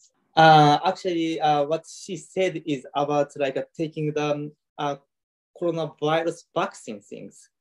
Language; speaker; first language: English; non-native, learner; Japanese